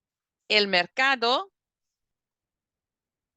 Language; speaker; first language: Spanish; non-native, fluent; English